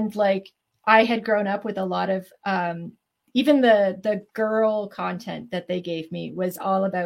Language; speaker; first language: English; native; English